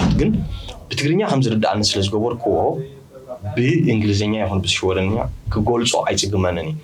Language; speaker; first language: Tigrinya; early bilingual, heritage; Tigrinya